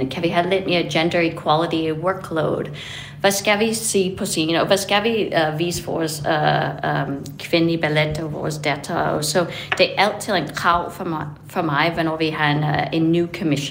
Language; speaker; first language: Danish; non-native, fluent; English